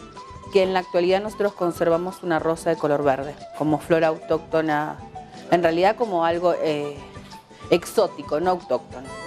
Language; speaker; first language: Spanish; native; Spanish